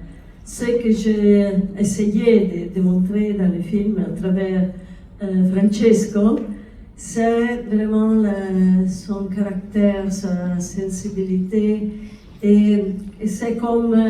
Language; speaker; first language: French; non-native, learner; Italian